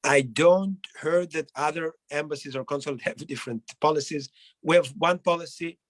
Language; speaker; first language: English; non-native, fluent; Hebrew